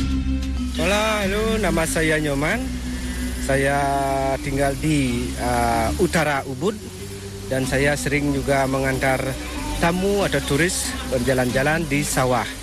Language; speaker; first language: Indonesian; non-native, local second language; Balinese